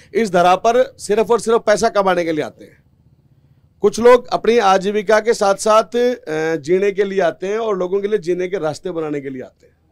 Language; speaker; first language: Hindi; native; Hindi